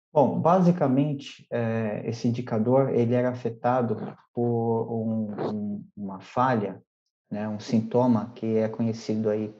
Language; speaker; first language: Portuguese; native; Portuguese